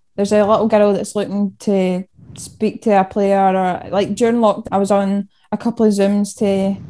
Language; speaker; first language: English; native; English